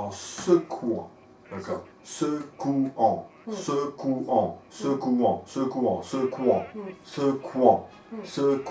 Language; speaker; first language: French; native; French